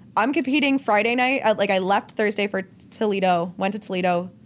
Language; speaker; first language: English; native; English